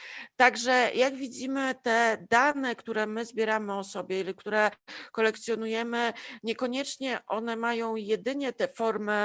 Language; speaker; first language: Polish; native; Polish